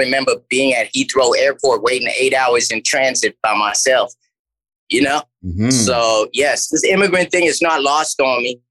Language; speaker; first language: English; native; English